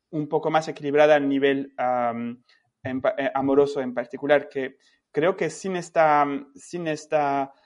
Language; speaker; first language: Spanish; non-native, fluent; French